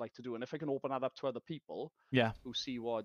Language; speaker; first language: English; native; English